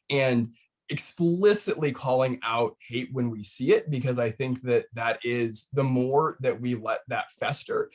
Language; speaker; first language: English; native; English